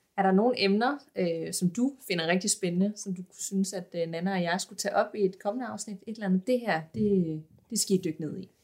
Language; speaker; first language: Danish; native; Danish